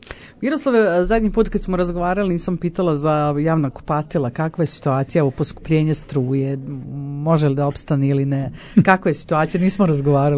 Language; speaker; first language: Croatian; native; Croatian